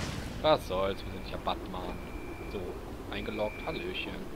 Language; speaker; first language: German; native; German